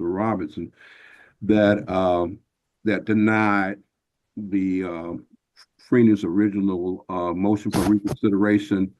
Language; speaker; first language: English; native; English